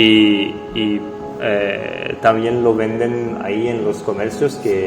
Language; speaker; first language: Spanish; non-native, fluent; French